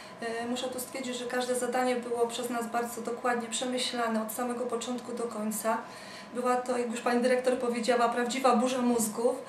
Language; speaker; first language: Polish; native; Polish